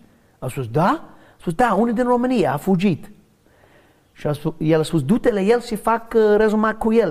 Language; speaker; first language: Romanian; non-native, learner; English